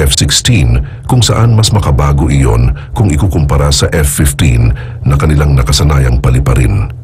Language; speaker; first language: Filipino; native; Filipino